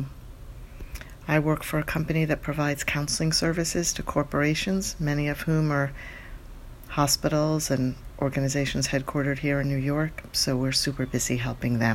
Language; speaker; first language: English; native; English